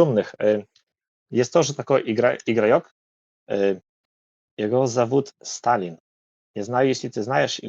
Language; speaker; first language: Russian; non-native, learner; Polish